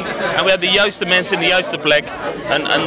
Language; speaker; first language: Dutch; non-native, learner; English